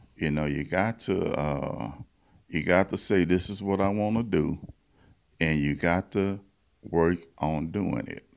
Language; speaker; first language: English; native; English